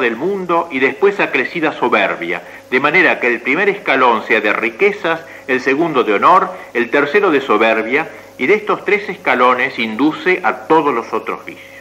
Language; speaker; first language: Spanish; native; Spanish